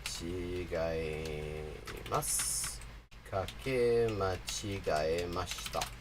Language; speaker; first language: Japanese; non-native, learner; English